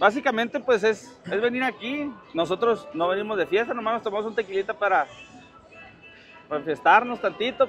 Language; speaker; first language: Spanish; native; Spanish